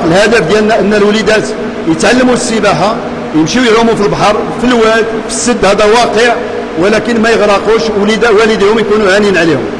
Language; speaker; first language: Arabic; native; Arabic